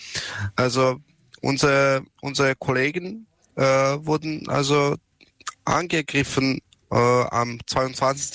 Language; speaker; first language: German; non-native, learner; Serbian